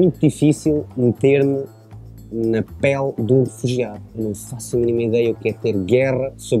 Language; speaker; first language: Portuguese; native; Portuguese